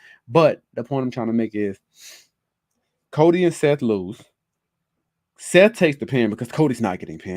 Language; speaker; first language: English; native; English